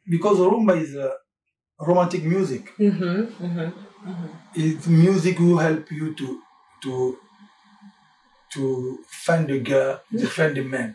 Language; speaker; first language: English; non-native, learner; French